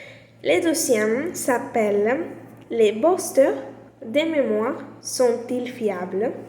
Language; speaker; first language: French; non-native, learner; Spanish